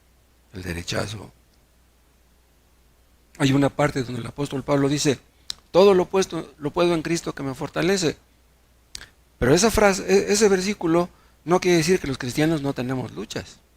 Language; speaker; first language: Spanish; native; Spanish